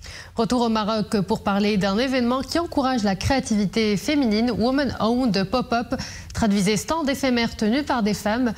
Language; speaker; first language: French; non-native, local second language; Arabic